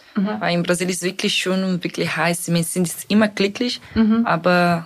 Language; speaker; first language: German; non-native, fluent; Portuguese